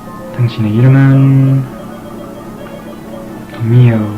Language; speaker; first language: Korean; non-native, learner; English